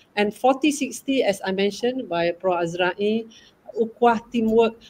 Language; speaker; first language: English; non-native, local second language; Malay